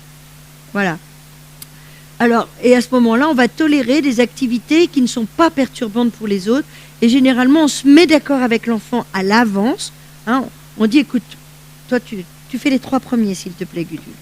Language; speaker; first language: French; native; French